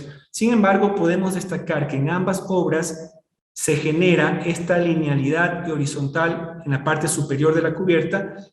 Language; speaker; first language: Spanish; native; Spanish